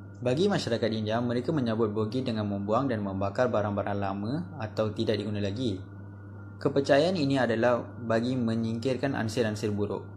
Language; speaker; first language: Malay; non-native, local second language; Tamil